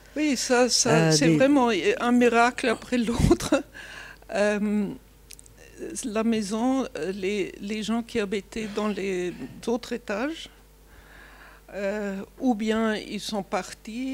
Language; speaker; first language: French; non-native, fluent; German